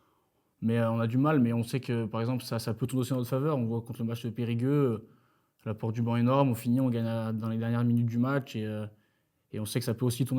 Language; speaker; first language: French; native; French